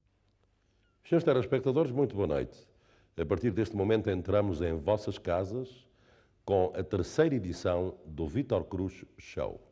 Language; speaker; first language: Portuguese; native; Portuguese